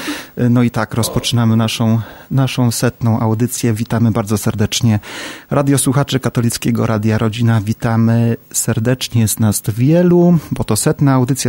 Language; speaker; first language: Polish; native; Polish